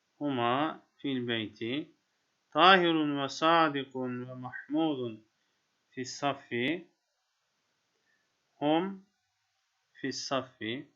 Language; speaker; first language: Arabic; non-native, fluent; Turkish